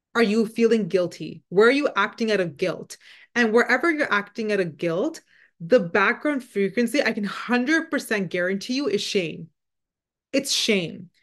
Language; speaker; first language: English; non-native, fluent; Punjabi